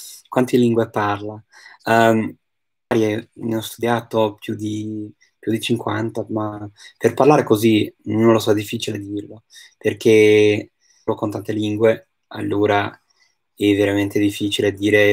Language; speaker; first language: Italian; non-native, fluent; English